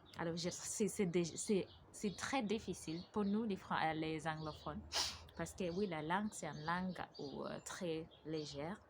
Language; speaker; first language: French; non-native, fluent; Ganda